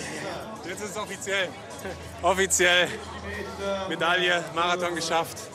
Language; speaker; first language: German; native; German